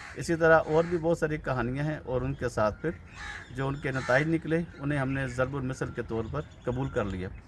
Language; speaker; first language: Urdu; native; Urdu